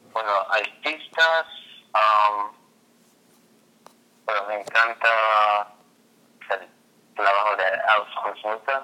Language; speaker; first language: Spanish; non-native, fluent; English